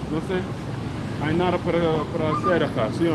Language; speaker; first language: Spanish; non-native, learner; English